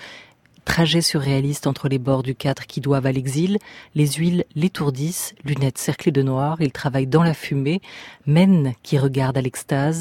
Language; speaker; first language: French; native; French